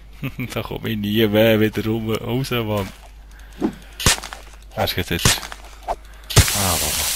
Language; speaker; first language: German; native; German